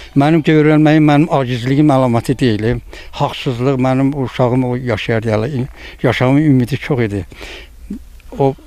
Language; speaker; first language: Azerbaijani; native; Azerbaijani